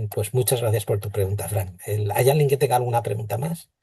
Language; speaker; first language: Spanish; native; Spanish